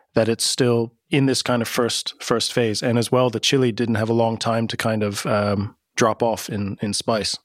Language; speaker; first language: English; native; English